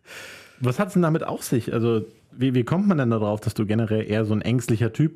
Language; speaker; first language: German; native; German